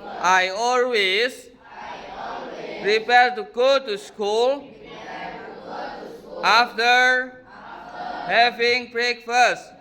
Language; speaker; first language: English; non-native, fluent; Indonesian